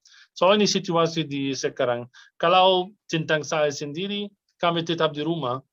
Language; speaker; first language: Indonesian; non-native, fluent; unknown